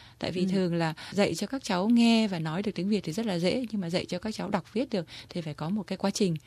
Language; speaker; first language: Vietnamese; native; Vietnamese